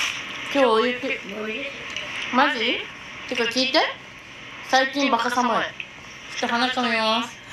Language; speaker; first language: Japanese; native; Japanese